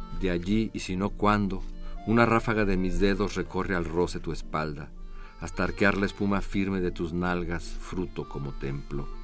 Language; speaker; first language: Spanish; native; Spanish